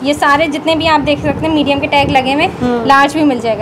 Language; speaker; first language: Urdu; native; Urdu